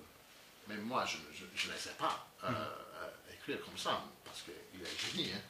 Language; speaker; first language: French; non-native, learner; English